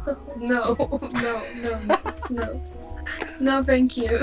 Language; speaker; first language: English; non-native, learner; Persian